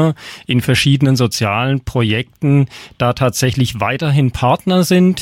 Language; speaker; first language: German; native; German